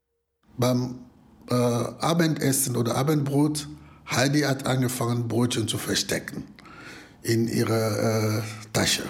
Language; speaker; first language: German; non-native, fluent; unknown